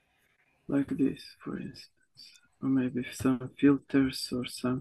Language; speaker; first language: English; non-native, learner; Serbian